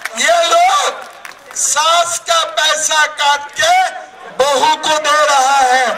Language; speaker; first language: Hindi; non-native, local second language; Assamese